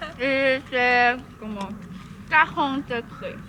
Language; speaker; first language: French; non-native, learner; Persian